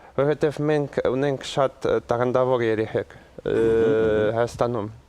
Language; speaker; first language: Armenian; early bilingual, heritage; Armenian